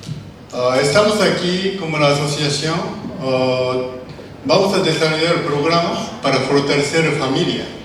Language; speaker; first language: Spanish; non-native, learner; Japanese